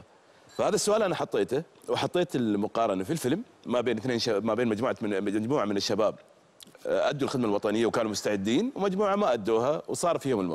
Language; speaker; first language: Arabic; native; Arabic